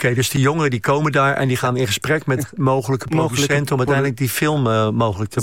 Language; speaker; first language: Dutch; native; Dutch